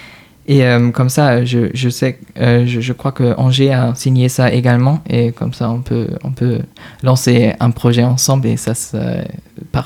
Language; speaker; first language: French; non-native, fluent; German